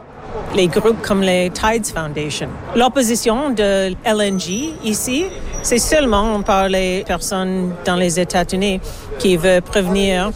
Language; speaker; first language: French; non-native, learner; English